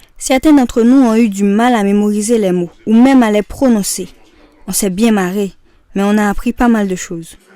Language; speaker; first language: French; non-native, local second language; Haitian Creole